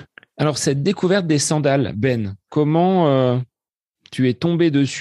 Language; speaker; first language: French; native; French